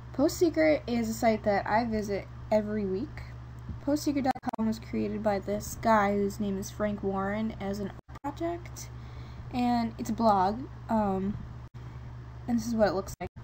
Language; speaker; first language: English; native; English